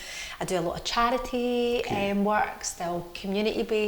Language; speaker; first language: English; native; English